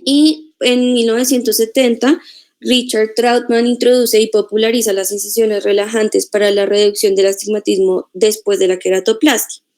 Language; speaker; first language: Spanish; native; Spanish